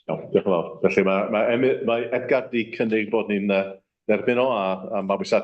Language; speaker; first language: Welsh; native; Welsh